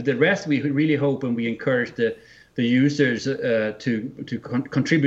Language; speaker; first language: English; non-native, fluent; Swedish